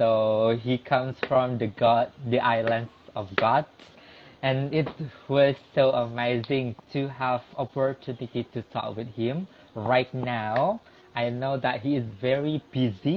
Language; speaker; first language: English; non-native, local second language; Indonesian